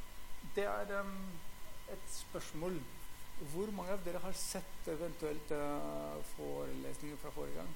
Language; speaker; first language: Norwegian; non-native, fluent; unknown